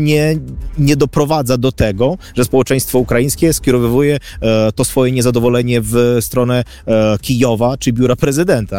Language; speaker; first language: Polish; non-native, fluent; Ukrainian